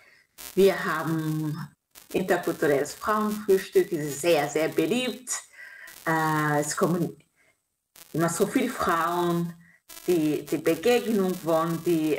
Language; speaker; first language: German; non-native, fluent; Kinyarwanda